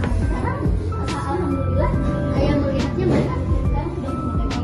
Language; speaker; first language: Indonesian; non-native, local second language; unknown